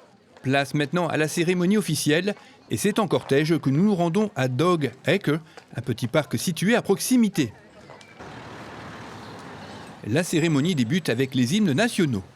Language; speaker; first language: French; native; French